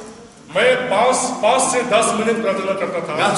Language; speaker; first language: Hindi; non-native, local second language; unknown